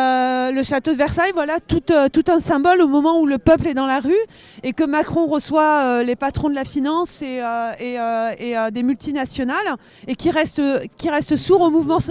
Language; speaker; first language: French; native; French